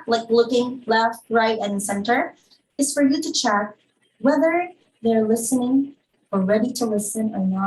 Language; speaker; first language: English; non-native, fluent; Vietnamese